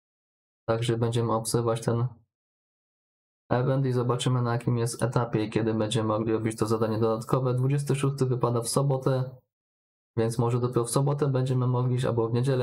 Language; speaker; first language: Polish; native; Polish